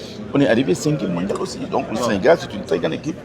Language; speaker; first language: French; non-native, local second language; Wolof